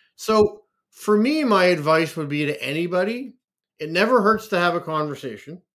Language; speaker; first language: English; native; English